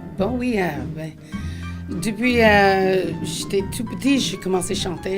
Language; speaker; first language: French; non-native, fluent; English